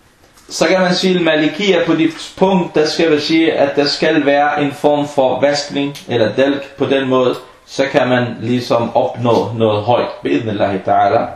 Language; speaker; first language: Danish; non-native, fluent; Arabic